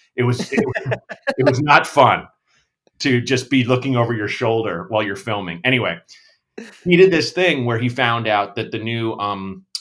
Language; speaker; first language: English; native; English